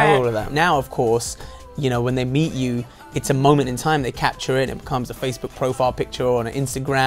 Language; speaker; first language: English; native; English